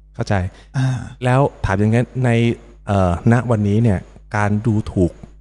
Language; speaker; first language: Thai; native; Thai